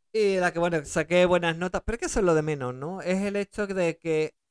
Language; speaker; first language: Spanish; early bilingual, other home language; German